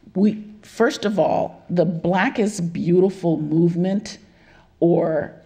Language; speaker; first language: English; native; English